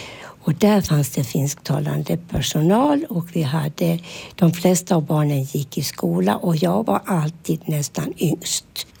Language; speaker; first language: Swedish; early bilingual, other home language; Finnish